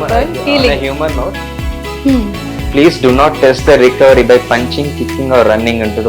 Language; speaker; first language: Telugu; native; Telugu